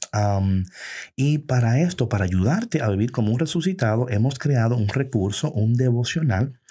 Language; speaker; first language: Spanish; early bilingual, heritage; Spanish